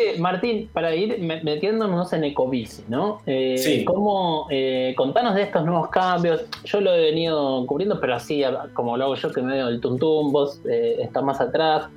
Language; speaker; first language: Spanish; native; Spanish